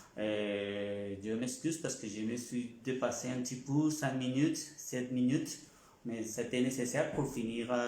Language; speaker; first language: French; non-native, fluent; Spanish